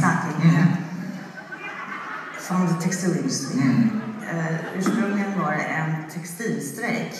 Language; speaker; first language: Dutch; non-native, learner; Swedish